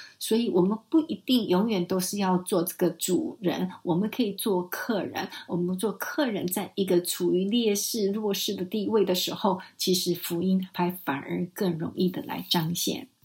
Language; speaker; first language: Chinese; non-native, fluent; Spanish